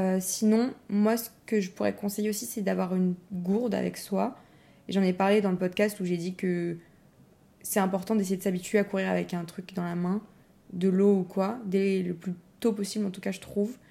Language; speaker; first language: French; native; French